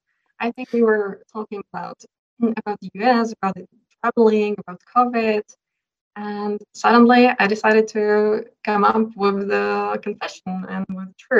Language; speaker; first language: English; non-native, fluent; Czech